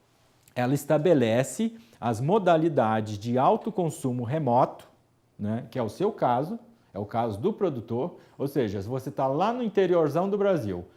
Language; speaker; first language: Portuguese; native; Portuguese